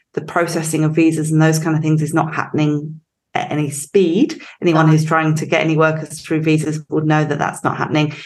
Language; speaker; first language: English; native; English